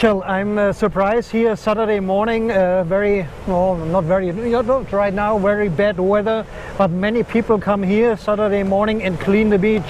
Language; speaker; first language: English; non-native, learner; German